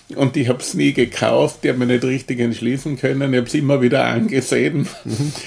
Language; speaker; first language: German; native; German